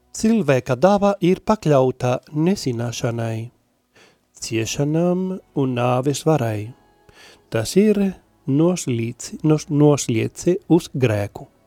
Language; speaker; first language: Latvian; non-native, learner; Spanish